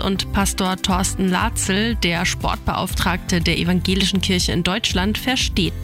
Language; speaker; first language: German; native; German